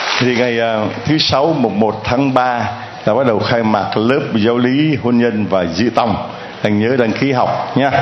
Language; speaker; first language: Vietnamese; native; Vietnamese